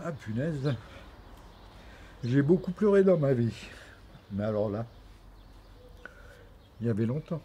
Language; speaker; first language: French; native; French